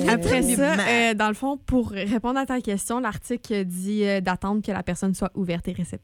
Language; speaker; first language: French; native; French